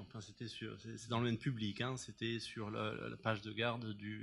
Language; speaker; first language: French; native; French